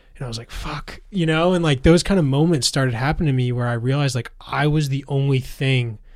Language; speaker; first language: English; native; English